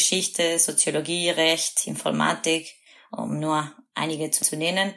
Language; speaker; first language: German; non-native, fluent; Spanish